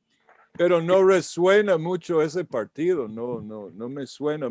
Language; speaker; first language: Spanish; non-native, fluent; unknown